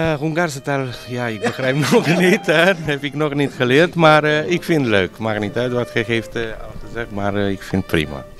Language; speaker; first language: Dutch; non-native, fluent; Romanian